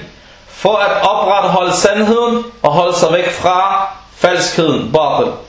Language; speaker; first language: Danish; non-native, fluent; Arabic